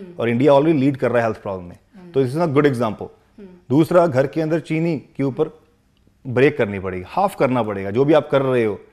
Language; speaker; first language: Hindi; non-native, local second language; Punjabi